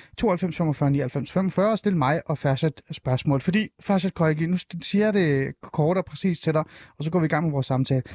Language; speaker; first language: Danish; early bilingual, other home language; Persian